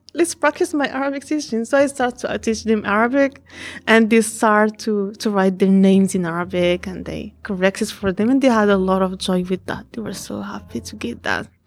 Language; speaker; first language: English; non-native, fluent; Arabic